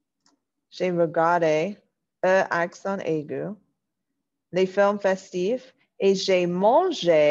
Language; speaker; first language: French; non-native, fluent; English